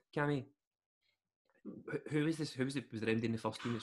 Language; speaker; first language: English; native; English